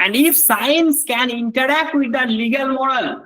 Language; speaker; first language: English; non-native, local second language; Bangla